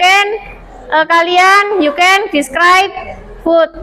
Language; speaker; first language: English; non-native, learner; Indonesian